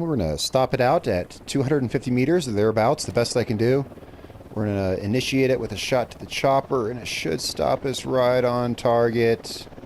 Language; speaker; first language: English; native; English